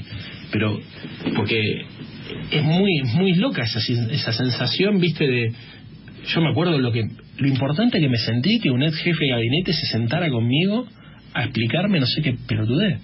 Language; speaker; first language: Spanish; native; Spanish